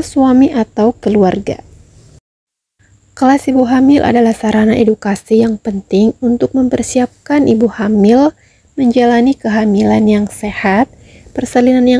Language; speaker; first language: Indonesian; native; Indonesian